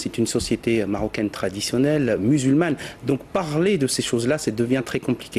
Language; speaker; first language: French; native; French